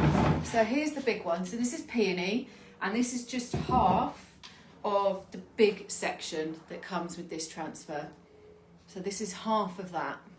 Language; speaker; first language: English; native; English